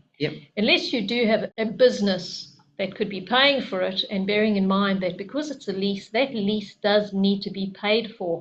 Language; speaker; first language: English; native; English